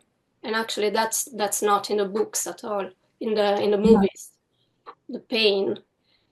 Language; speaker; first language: English; non-native, fluent; Italian